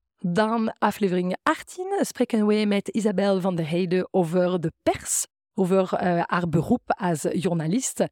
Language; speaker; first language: Dutch; non-native, fluent; French